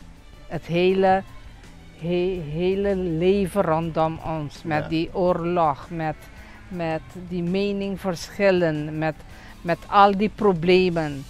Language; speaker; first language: Dutch; non-native, local second language; Papiamento